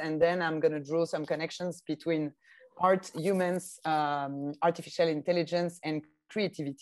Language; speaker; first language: English; non-native, fluent; French